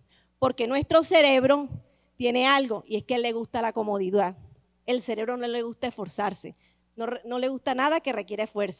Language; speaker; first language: Spanish; native; Spanish